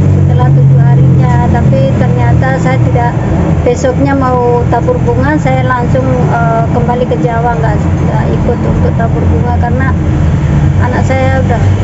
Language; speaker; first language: Indonesian; non-native, local second language; Tetum